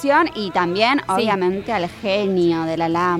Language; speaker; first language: Spanish; native; Spanish